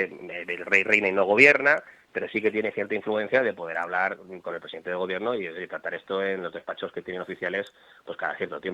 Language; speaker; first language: Spanish; native; Spanish